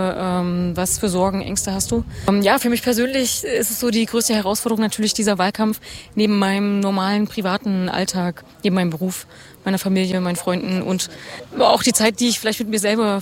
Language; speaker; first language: German; native; German